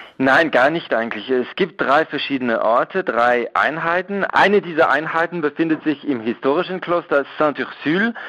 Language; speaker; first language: German; non-native, local second language; French